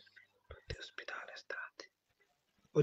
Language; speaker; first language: Italian; non-native, learner; Bangla